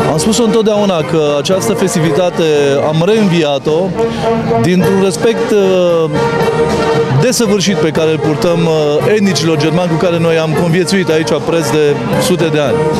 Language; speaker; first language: Romanian; native; Romanian